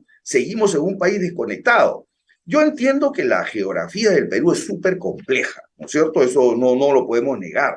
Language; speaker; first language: Spanish; native; Spanish